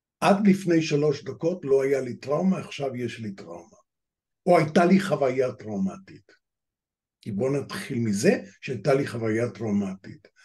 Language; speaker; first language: Hebrew; non-native, fluent; Spanish